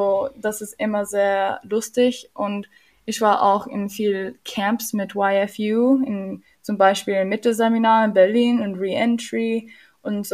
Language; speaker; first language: German; non-native, learner; English